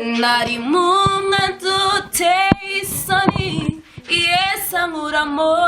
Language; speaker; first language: Kinyarwanda; early bilingual, heritage; Kinyarwanda